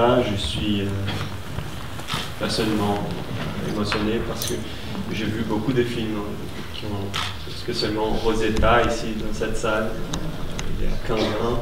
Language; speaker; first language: French; non-native, fluent; Portuguese